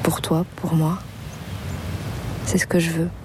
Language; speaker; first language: French; native; French